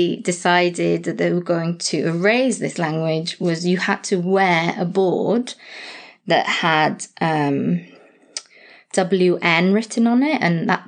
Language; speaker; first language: English; native; English